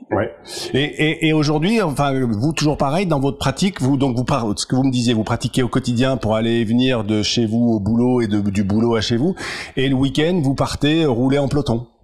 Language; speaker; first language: French; native; French